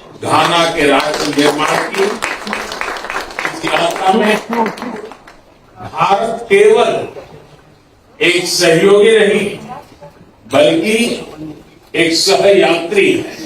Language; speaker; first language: Hindi; non-native, local second language; Gujarati